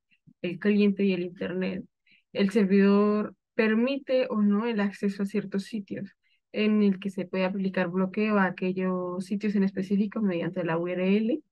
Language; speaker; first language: Spanish; native; Spanish